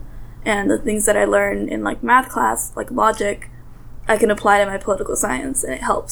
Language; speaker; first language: English; early bilingual, other home language; Russian